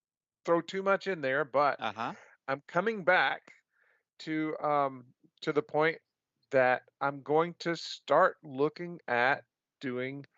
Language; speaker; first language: English; native; English